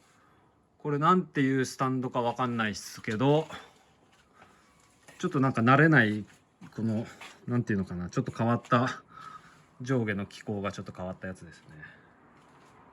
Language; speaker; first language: Japanese; native; Japanese